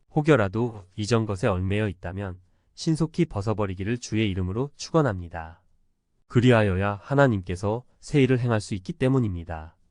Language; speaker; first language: Korean; native; Korean